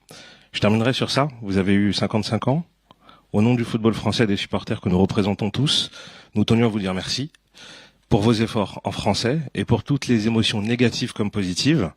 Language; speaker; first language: French; native; French